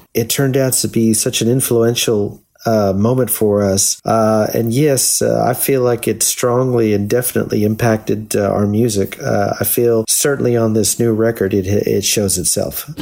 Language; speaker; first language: English; native; English